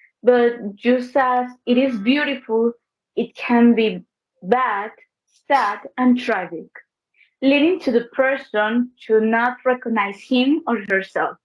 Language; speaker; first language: English; non-native, learner; Spanish